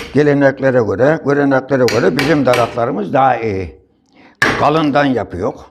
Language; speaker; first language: Turkish; native; Turkish